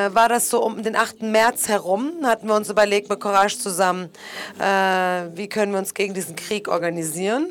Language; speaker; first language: German; non-native, fluent; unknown